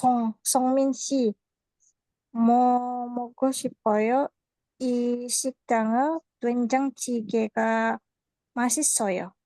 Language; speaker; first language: Korean; non-native, learner; Indonesian